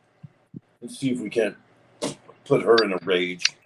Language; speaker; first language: English; native; English